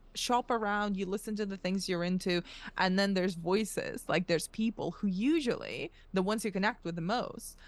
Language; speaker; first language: English; early bilingual, other home language; Russian